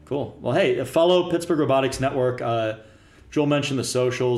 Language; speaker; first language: English; native; English